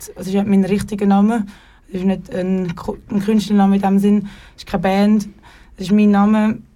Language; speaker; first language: German; native; German